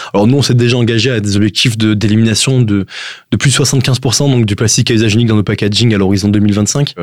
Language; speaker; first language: French; native; French